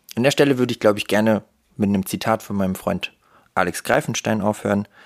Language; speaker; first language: German; early bilingual, other home language; Russian